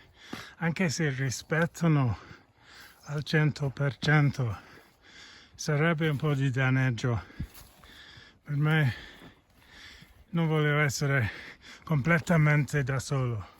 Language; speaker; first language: Italian; non-native, fluent; English